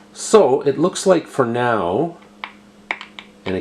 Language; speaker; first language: English; native; English